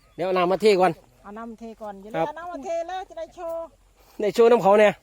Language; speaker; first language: Thai; native; Thai